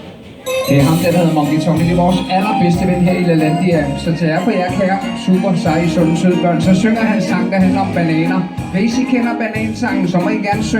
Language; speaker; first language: Danish; native; Danish